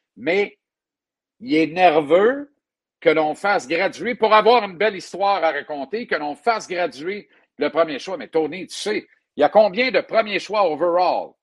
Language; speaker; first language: French; native; French